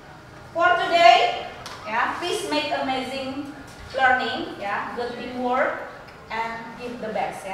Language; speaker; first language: English; non-native, learner; Indonesian